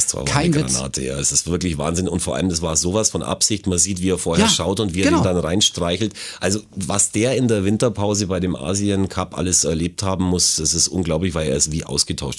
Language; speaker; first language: German; native; German